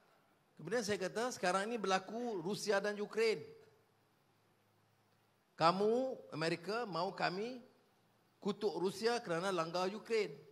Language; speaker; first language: Malay; native; Malay